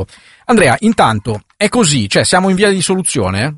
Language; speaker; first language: Italian; native; Italian